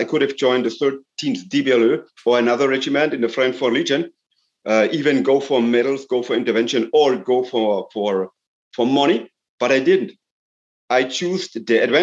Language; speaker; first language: English; non-native, fluent; German